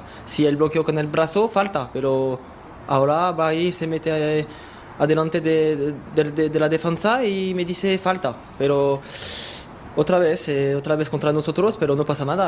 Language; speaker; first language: Spanish; non-native, learner; French